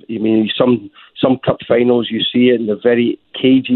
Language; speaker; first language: English; native; English